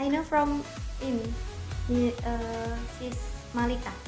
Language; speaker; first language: English; non-native, learner; Indonesian